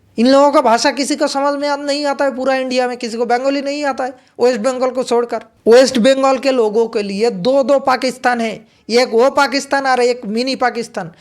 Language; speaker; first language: Hindi; non-native, local second language; Bangla